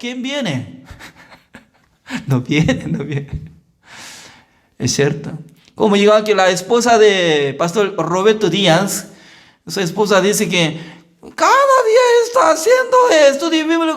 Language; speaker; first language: Spanish; non-native, learner; Korean